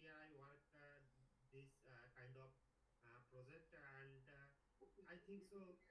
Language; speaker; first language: English; non-native, learner; Bangla